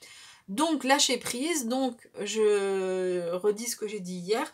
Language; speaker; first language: French; native; French